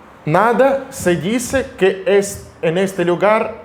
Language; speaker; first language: Spanish; non-native, fluent; Russian